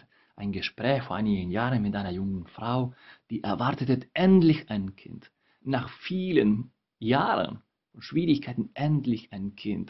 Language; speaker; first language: German; non-native, fluent; Spanish